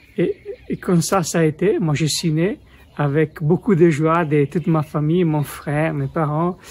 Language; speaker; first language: French; non-native, fluent; Italian